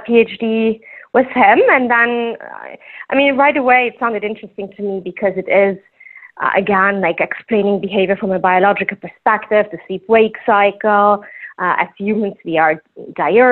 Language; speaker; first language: English; non-native, fluent; Luxembourgish